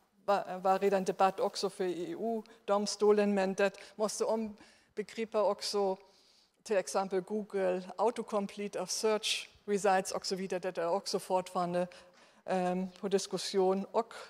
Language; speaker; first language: Swedish; non-native, fluent; German